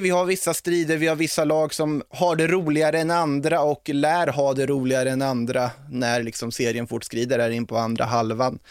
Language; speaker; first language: Swedish; native; Swedish